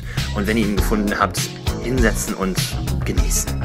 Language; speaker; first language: German; native; German